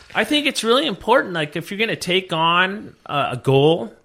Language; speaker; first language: English; native; English